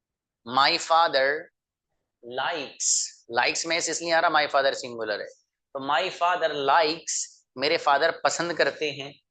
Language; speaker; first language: Hindi; native; Hindi